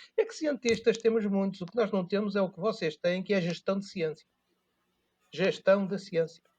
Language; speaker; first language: Portuguese; native; Portuguese